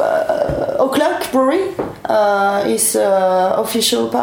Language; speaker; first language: English; non-native, learner; French